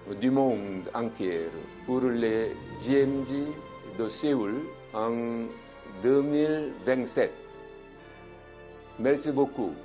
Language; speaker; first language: French; non-native, fluent; Korean